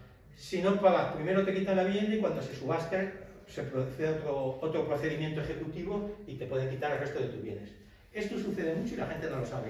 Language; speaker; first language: Spanish; native; Spanish